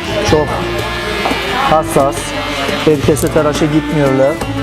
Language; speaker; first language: Turkish; non-native, fluent; Azerbaijani